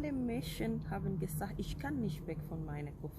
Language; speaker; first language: German; non-native, fluent; Spanish